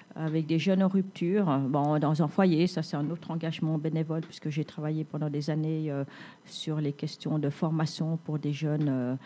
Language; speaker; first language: French; native; French